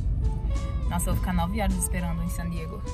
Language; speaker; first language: Portuguese; native; Portuguese